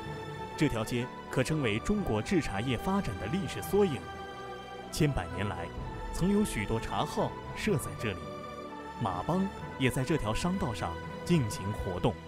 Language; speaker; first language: Chinese; native; Chinese